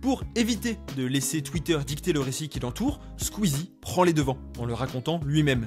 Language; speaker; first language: French; native; French